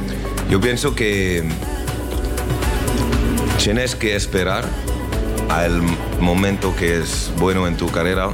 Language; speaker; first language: Spanish; non-native, learner; French